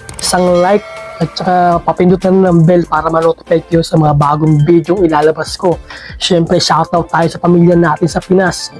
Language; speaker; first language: Filipino; native; Filipino